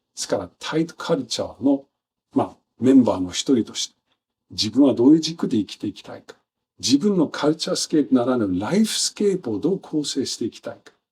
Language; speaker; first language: Japanese; non-native, fluent; Danish